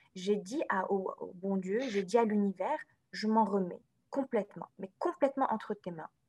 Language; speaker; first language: French; non-native, local second language; Arabic